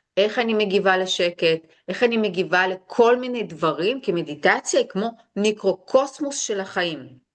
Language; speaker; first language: Hebrew; early bilingual, other home language; Russian